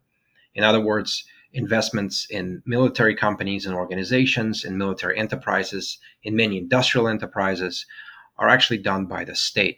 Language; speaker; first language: English; non-native, fluent; Russian